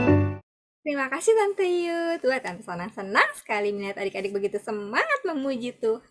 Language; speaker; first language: Indonesian; native; Indonesian